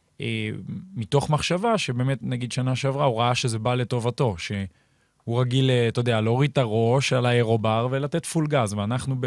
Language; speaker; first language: Hebrew; native; Hebrew